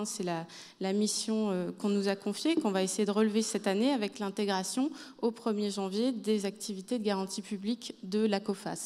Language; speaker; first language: French; native; French